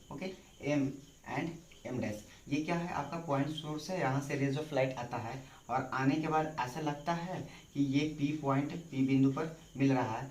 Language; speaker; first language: Hindi; native; Hindi